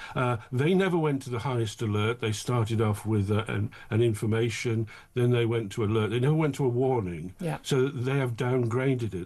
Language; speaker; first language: English; native; English